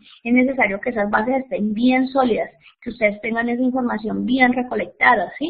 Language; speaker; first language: Spanish; native; Spanish